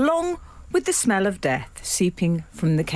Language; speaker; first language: English; native; English